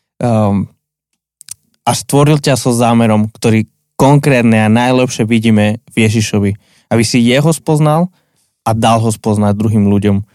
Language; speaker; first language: Slovak; non-native, fluent; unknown